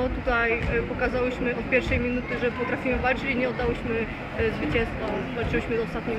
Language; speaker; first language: Polish; native; Polish